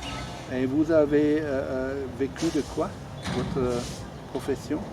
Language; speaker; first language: French; non-native, fluent; German